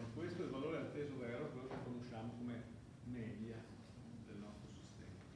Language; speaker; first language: Italian; native; Italian